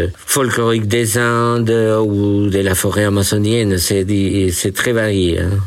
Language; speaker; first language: French; non-native, fluent; Spanish